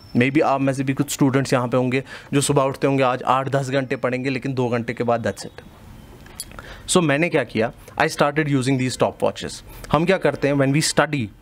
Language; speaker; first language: Hindi; non-native, local second language; Kashmiri